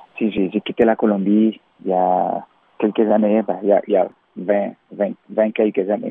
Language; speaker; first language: French; non-native, fluent; Spanish